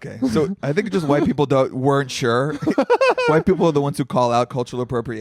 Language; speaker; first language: English; native; English